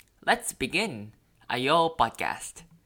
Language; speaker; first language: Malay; non-native, learner; Thai